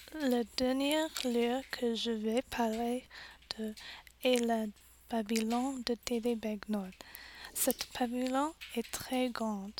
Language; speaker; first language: French; non-native, learner; English